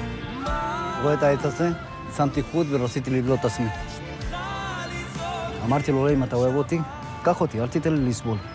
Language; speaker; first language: Hebrew; non-native, fluent; Spanish